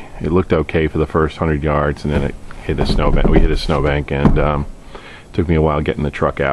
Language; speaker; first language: English; native; English